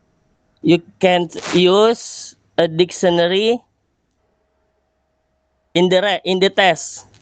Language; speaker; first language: English; non-native, learner; Indonesian